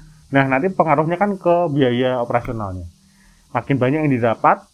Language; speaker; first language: Indonesian; native; Indonesian